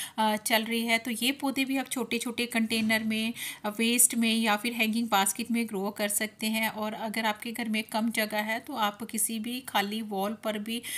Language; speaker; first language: Hindi; non-native, local second language; Punjabi